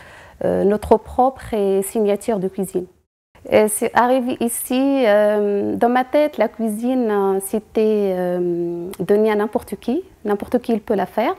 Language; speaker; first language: French; non-native, fluent; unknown